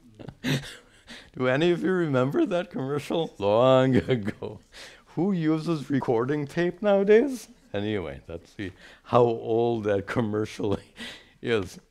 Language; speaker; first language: English; native; English